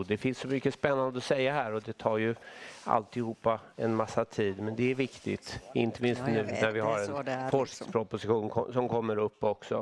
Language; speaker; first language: Swedish; native; Swedish